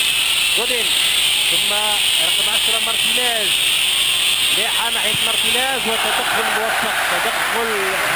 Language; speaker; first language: Arabic; native; Arabic